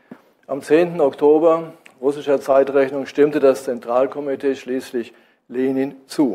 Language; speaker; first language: German; native; German